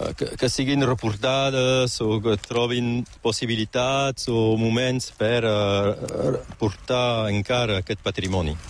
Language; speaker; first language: Catalan; non-native, local second language; French